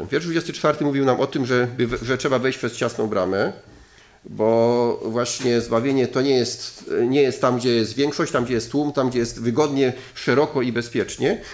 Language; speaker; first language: Polish; native; Polish